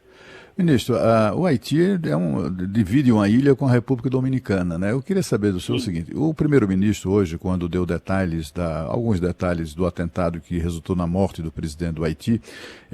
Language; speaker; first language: Portuguese; native; Portuguese